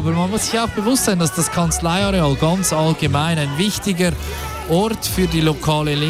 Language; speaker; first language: German; native; German